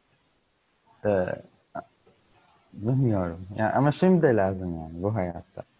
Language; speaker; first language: Turkish; non-native, learner; Arabic